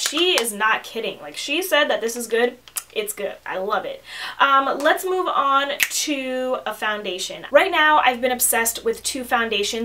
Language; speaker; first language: English; native; English